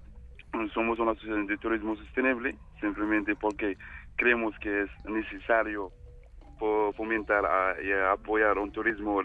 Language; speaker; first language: Spanish; non-native, fluent; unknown